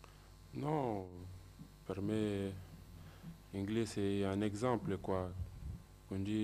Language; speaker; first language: Italian; non-native, fluent; French